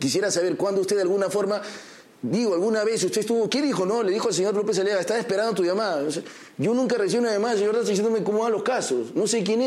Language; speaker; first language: Spanish; native; Spanish